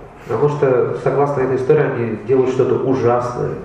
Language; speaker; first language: Russian; native; Russian